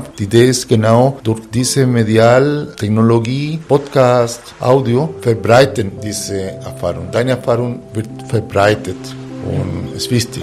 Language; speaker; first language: German; non-native, learner; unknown